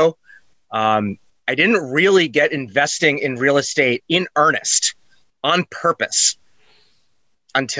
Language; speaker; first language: English; native; English